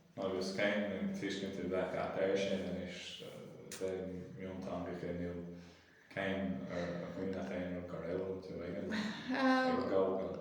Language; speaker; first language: Irish; non-native, local second language; English